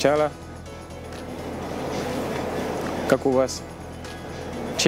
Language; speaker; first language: Russian; non-native, learner; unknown